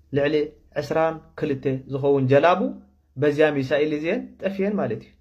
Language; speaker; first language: Tigrinya; non-native, local second language; Afar